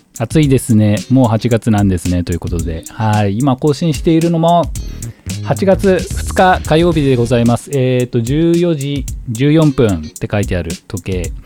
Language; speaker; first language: Japanese; native; Japanese